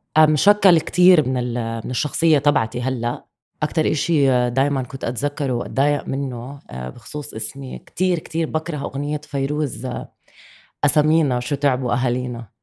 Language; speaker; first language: Arabic; native; Arabic